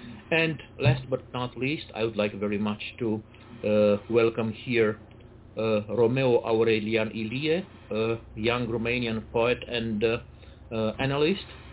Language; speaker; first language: English; non-native, fluent; Romanian